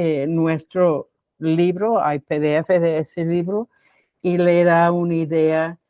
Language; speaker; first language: Spanish; non-native, fluent; English